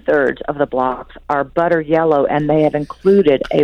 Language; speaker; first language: English; native; English